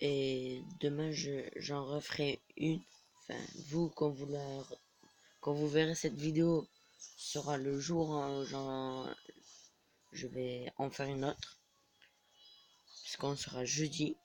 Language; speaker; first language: French; native; French